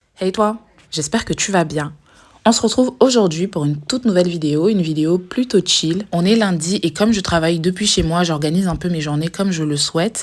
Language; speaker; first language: French; native; French